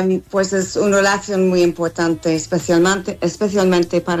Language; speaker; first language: Spanish; non-native, fluent; English